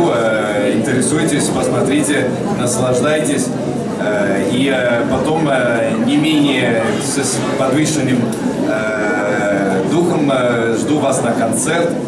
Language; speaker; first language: Russian; non-native, fluent; Italian